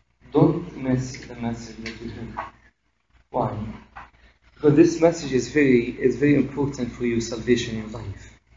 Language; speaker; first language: English; non-native, fluent; Arabic